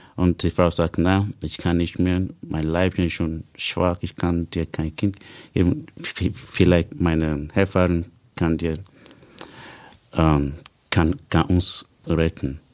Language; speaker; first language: German; non-native, learner; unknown